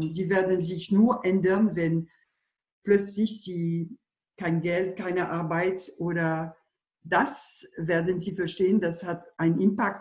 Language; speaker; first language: German; non-native, fluent; French